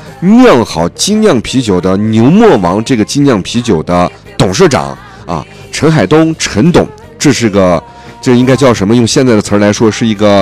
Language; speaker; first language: Chinese; native; Chinese